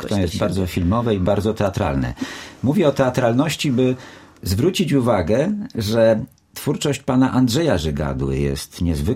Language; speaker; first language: Polish; native; Polish